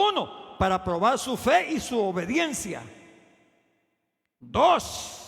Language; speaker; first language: Spanish; native; Spanish